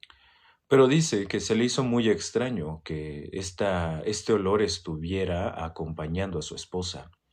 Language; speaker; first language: Spanish; native; Spanish